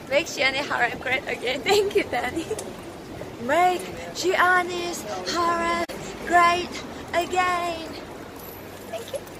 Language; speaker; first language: English; non-native, learner; Korean